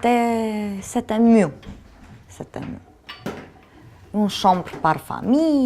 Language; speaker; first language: French; non-native, learner; Romanian